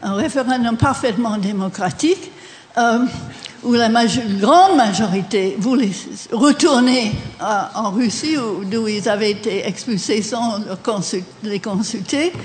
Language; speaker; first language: French; non-native, fluent; English